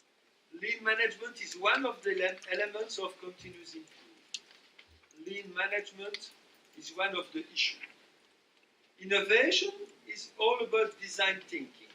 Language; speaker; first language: English; non-native, fluent; French